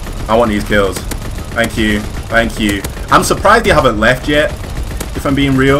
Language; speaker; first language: English; native; English